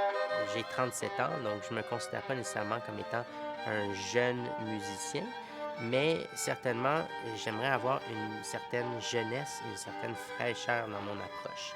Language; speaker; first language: French; native; French